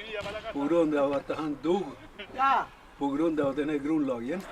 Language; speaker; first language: Swedish; non-native, fluent; Spanish